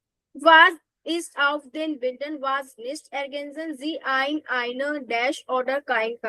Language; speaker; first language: German; non-native, fluent; Hindi